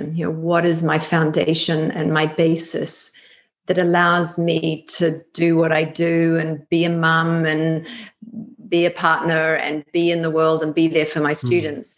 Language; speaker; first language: English; native; English